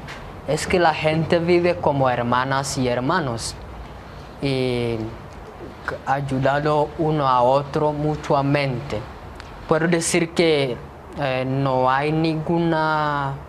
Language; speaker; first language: Spanish; non-native, fluent; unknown